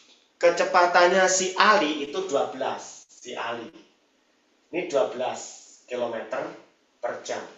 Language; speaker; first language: Indonesian; native; Indonesian